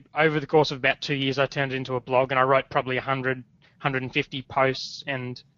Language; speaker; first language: English; native; English